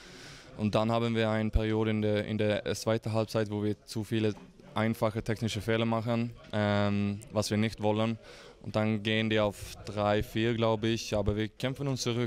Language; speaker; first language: German; non-native, fluent; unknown